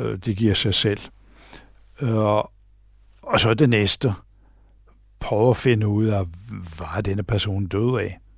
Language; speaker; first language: Danish; native; Danish